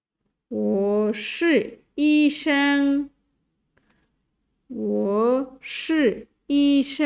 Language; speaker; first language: Chinese; non-native, learner; Bangla